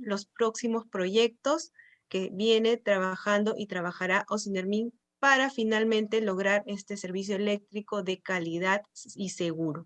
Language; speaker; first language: Spanish; native; Spanish